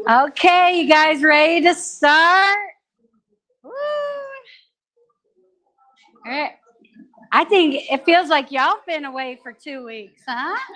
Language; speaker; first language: English; native; English